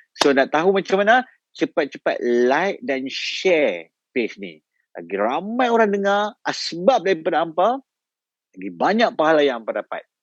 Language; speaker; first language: Malay; native; Malay